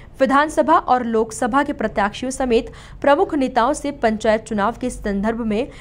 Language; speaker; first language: Hindi; native; Hindi